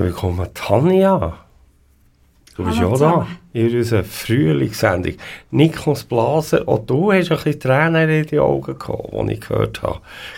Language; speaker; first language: German; native; German